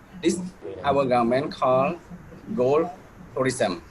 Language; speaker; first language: English; non-native, learner; Khmer